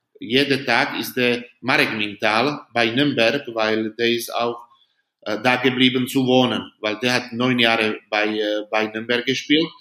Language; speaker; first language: German; non-native, learner; Slovak